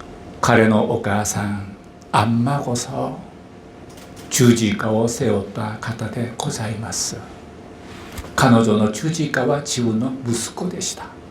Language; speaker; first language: Japanese; non-native, fluent; Korean